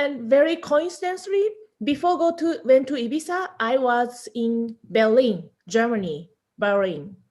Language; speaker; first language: English; non-native, learner; Japanese